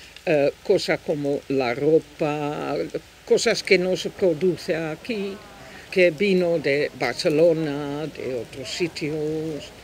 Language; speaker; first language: Spanish; non-native, fluent; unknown